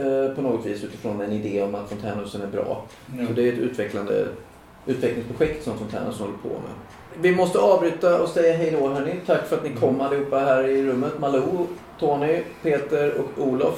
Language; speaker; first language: Swedish; native; Swedish